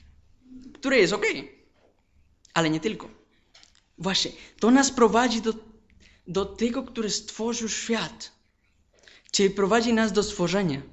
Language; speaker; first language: Polish; non-native, fluent; Spanish